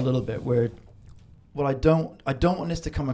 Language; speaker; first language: English; native; English